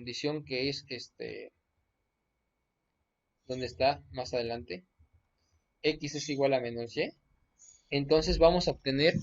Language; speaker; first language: Spanish; native; Spanish